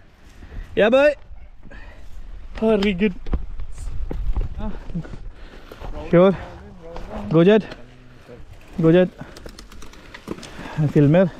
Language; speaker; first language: Norwegian; non-native, learner; Filipino